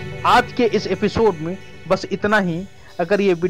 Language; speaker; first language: Hindi; native; Hindi